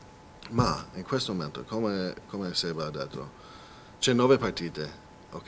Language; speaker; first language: Italian; non-native, fluent; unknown